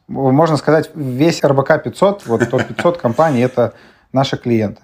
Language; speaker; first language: Russian; native; Russian